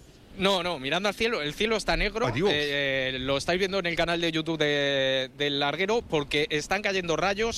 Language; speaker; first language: Spanish; native; Spanish